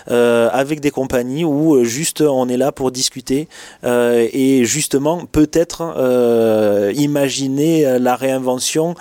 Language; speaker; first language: French; native; French